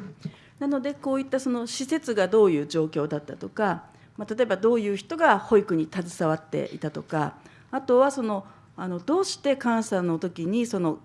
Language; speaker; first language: Japanese; native; Japanese